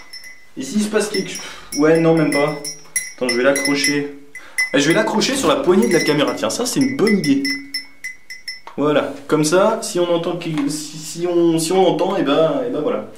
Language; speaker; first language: French; native; French